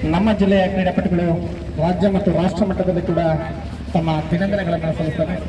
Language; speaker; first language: Kannada; native; Kannada